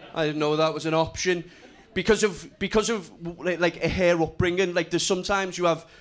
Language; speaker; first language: English; native; English